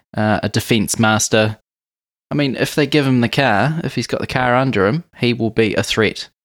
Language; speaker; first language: English; native; English